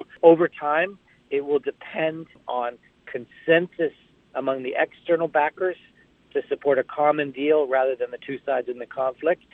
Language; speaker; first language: English; native; English